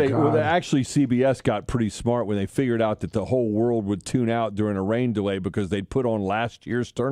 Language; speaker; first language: English; native; English